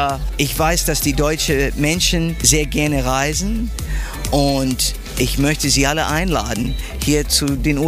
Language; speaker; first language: German; non-native, fluent; English